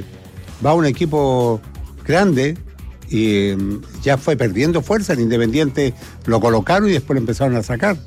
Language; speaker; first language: Spanish; native; Spanish